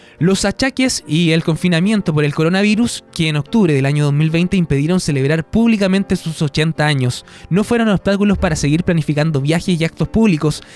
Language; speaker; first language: Spanish; native; Spanish